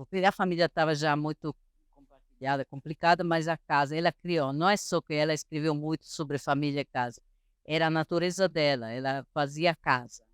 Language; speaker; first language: Portuguese; non-native, fluent; Italian